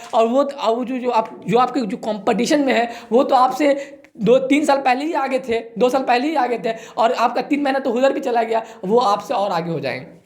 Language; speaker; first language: Hindi; native; Hindi